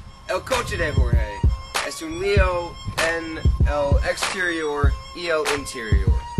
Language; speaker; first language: Spanish; non-native, learner; English